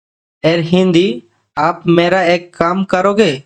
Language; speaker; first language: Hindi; non-native, fluent; Bangla